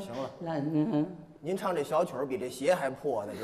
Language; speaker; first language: Chinese; native; Chinese